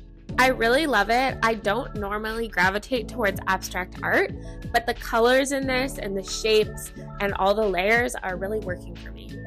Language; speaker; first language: English; native; English